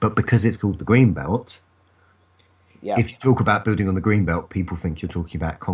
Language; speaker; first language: English; native; English